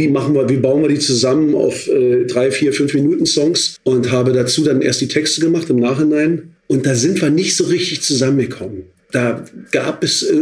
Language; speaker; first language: German; native; German